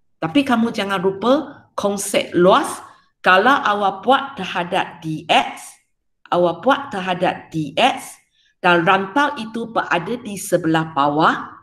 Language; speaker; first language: Malay; non-native, local second language; Chinese